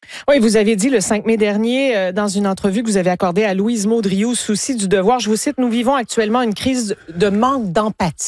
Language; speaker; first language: French; native; French